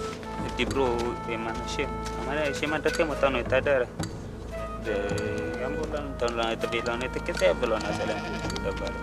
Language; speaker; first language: Hebrew; non-native, learner; Amharic